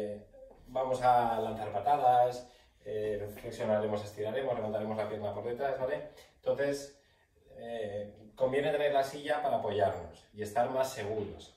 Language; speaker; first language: Spanish; native; Spanish